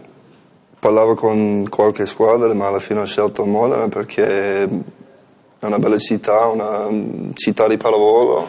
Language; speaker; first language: Italian; non-native, learner; English